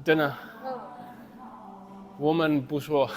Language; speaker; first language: Chinese; non-native, learner; English